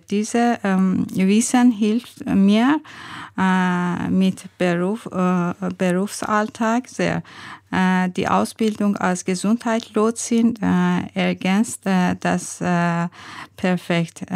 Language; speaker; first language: German; non-native, fluent; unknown